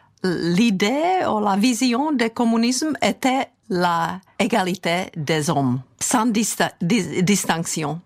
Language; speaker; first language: French; non-native, fluent; Czech